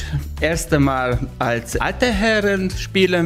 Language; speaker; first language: German; non-native, learner; Hungarian